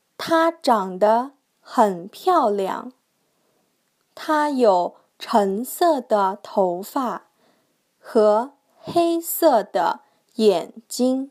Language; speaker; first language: Chinese; non-native, learner; English